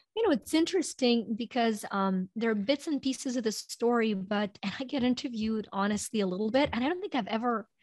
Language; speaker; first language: English; non-native, fluent; Ukrainian